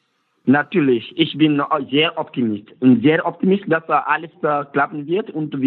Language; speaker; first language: German; non-native, learner; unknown